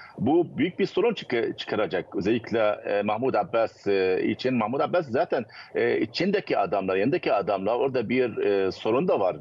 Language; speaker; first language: Turkish; non-native, fluent; Arabic